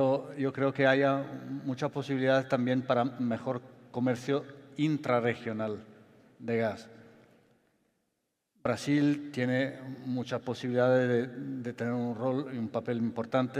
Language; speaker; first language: Spanish; non-native, fluent; Italian